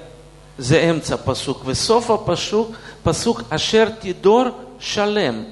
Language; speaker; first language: Hebrew; non-native, fluent; Russian